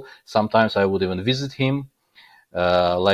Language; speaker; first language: English; non-native, fluent; Azerbaijani